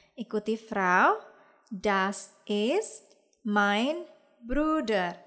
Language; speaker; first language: German; non-native, fluent; Indonesian